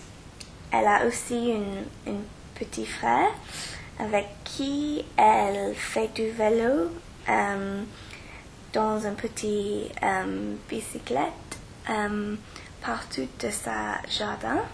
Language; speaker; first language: French; non-native, learner; English